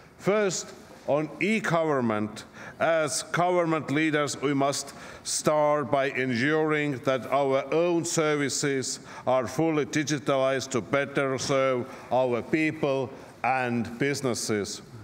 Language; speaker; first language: English; non-native, fluent; Estonian